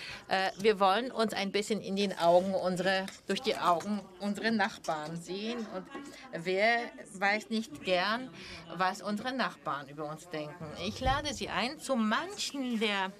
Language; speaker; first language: German; non-native, fluent; Polish